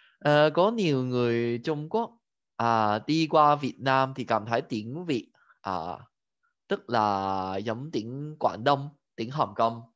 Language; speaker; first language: Vietnamese; non-native, fluent; Cantonese